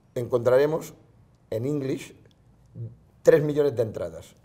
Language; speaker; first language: Spanish; non-native, local second language; Catalan